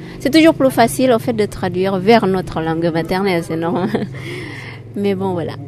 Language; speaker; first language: French; non-native, fluent; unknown